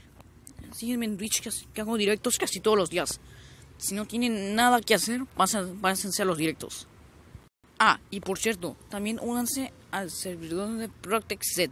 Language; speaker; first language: Spanish; native; Spanish